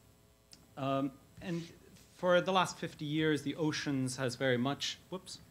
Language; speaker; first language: English; native; English